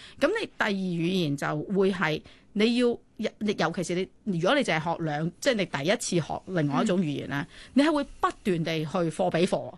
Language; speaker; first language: Cantonese; non-native, local second language; Chinese